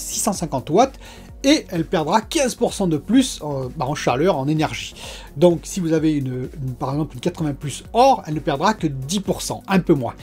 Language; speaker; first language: French; native; French